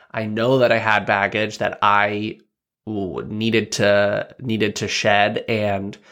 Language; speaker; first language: English; native; English